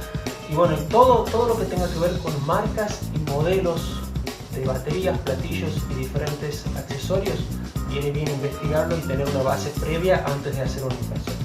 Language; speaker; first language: Spanish; native; Spanish